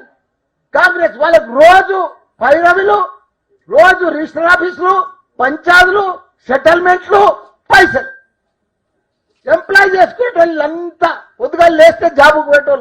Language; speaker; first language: Telugu; native; Telugu